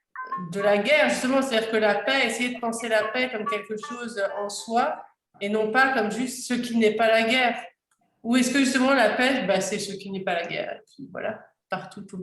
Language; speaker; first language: French; native; French